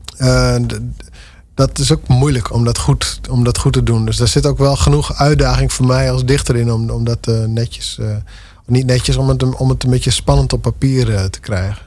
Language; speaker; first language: Dutch; non-native, local second language; Western Frisian